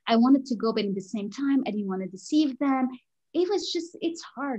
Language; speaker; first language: English; non-native, fluent; Arabic